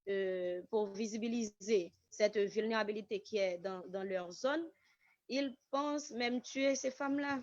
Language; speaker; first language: French; non-native, local second language; Haitian Creole